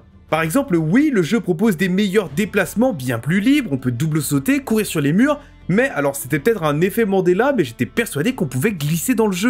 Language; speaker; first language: French; native; French